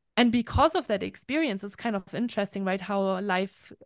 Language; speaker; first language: English; non-native, fluent; German